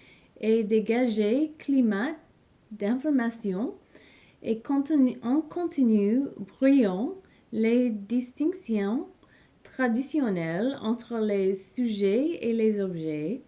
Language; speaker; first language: French; non-native, learner; English